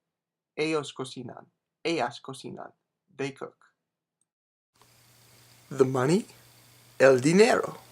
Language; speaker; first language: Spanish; non-native, fluent; English